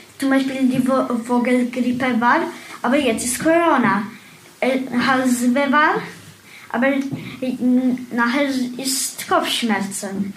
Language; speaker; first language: German; early bilingual, other home language; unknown